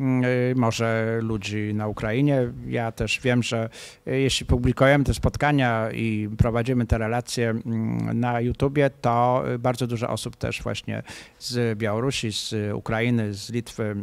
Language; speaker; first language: Polish; native; Polish